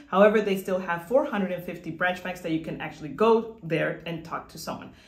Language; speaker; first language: English; non-native, fluent; Spanish